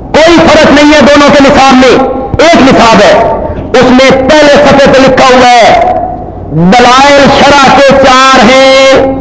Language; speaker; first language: Urdu; non-native, local second language; Punjabi